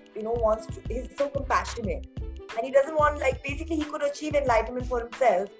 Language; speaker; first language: English; non-native, local second language; Hindi